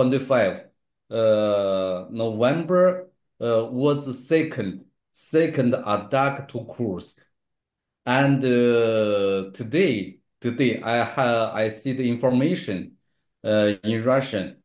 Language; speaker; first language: English; non-native, learner; Chinese